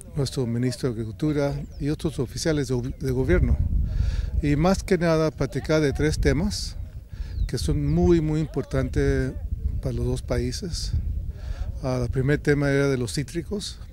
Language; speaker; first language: Spanish; early bilingual, heritage; Spanish